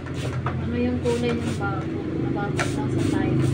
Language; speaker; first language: Filipino; native; Filipino